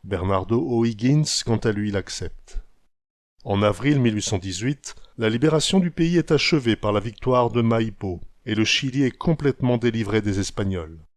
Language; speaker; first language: French; native; French